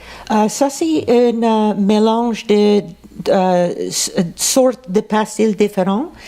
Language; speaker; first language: French; non-native, local second language; English